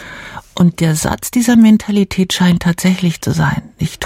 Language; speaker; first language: German; native; German